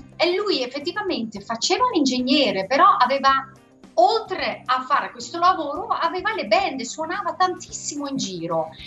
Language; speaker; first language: Italian; non-native, fluent; Dutch